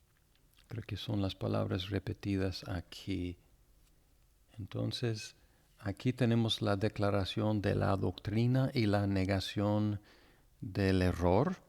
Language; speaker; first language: Spanish; non-native, fluent; English